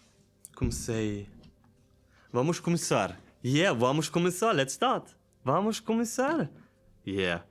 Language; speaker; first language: Portuguese; non-native, learner; German